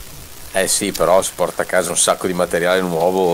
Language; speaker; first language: Italian; native; Italian